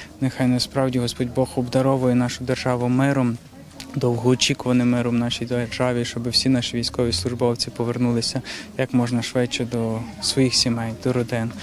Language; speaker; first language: Ukrainian; native; Ukrainian